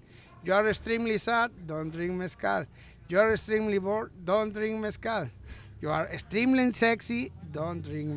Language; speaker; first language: English; non-native, learner; Spanish